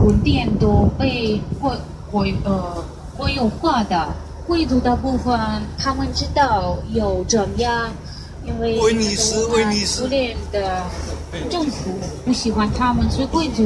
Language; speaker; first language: Chinese; non-native, fluent; Russian